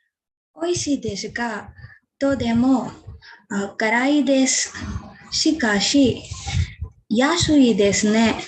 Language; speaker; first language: Japanese; non-native, learner; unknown